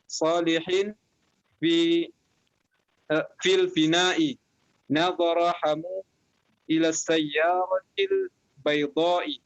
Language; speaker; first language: Arabic; non-native, learner; Indonesian